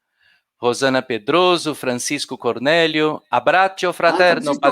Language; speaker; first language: Italian; non-native, fluent; Portuguese